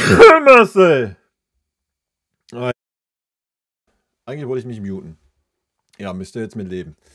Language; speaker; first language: German; native; German